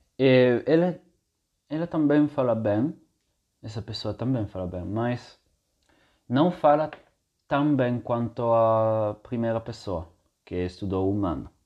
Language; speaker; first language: Portuguese; non-native, fluent; Italian